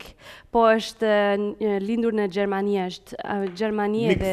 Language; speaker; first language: Albanian; early bilingual, heritage; Spanish